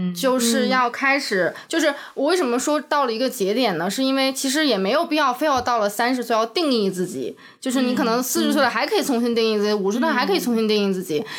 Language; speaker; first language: Chinese; native; Chinese